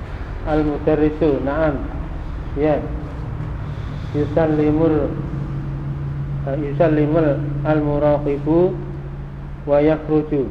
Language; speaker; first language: Arabic; non-native, learner; Indonesian